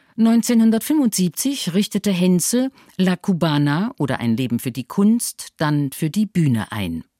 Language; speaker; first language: German; native; German